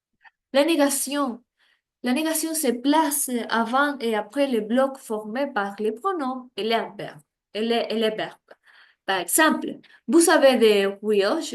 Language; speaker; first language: French; non-native, learner; Spanish